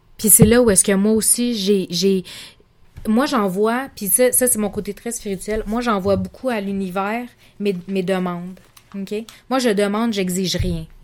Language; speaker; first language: French; native; French